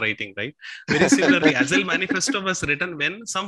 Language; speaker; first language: English; non-native, local second language; Tamil